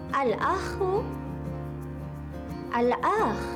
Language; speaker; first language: Arabic; non-native, fluent; Malay